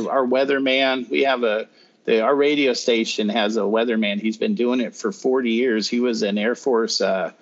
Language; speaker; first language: English; native; English